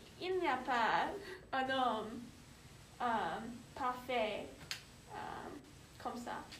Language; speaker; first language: French; non-native, learner; English